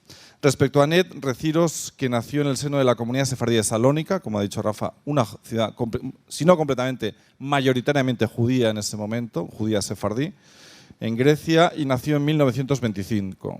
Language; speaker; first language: Spanish; native; Spanish